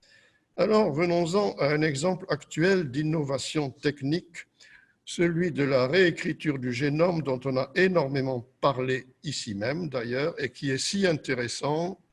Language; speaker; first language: French; native; French